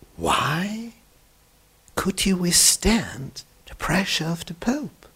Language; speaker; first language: English; non-native, fluent; German